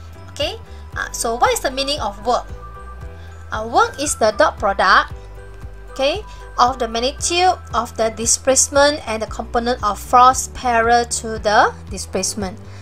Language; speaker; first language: English; non-native, local second language; Malay